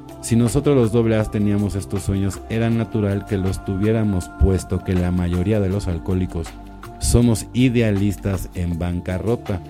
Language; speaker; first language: Spanish; native; Spanish